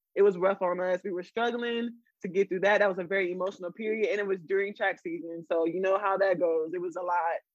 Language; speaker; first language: English; native; English